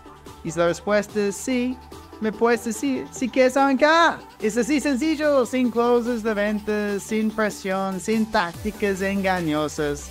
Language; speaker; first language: Spanish; non-native, fluent; English